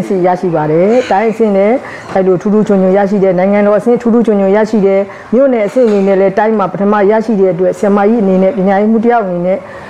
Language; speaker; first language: Burmese; native; Burmese